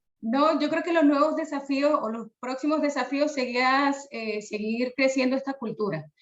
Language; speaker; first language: Spanish; native; Spanish